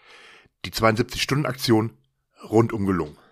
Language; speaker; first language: German; native; German